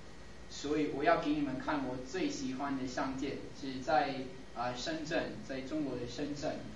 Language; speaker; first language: Chinese; non-native, fluent; English